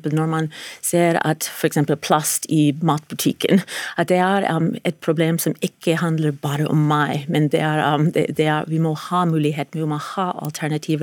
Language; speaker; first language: Norwegian; non-native, fluent; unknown